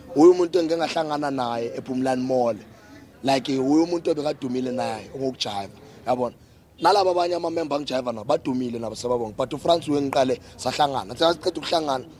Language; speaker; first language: Zulu; non-native, local second language; Northern Sotho